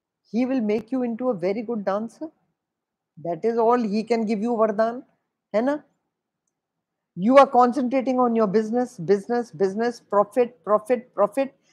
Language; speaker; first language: English; non-native, local second language; Hindi